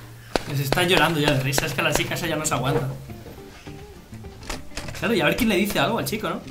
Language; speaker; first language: Spanish; native; Spanish